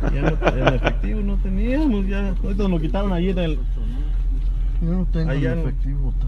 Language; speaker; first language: Spanish; native; Spanish